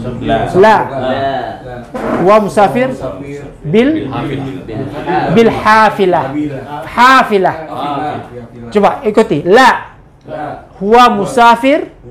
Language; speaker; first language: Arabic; non-native, fluent; Indonesian